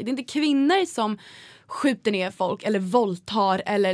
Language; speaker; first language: Swedish; native; Swedish